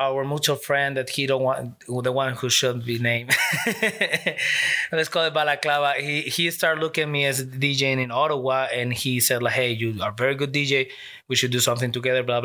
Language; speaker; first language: English; non-native, fluent; Spanish